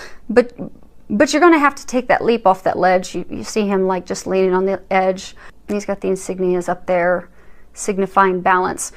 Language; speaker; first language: English; native; English